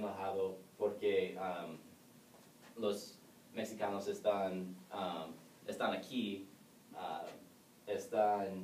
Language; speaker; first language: Spanish; non-native, learner; English